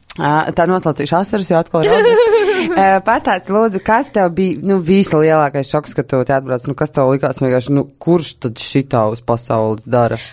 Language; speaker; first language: Latvian; native; Latvian